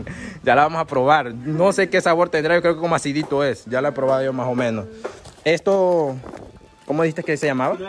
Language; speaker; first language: Spanish; native; Spanish